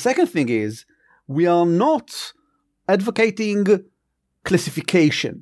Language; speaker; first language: English; non-native, fluent; Hebrew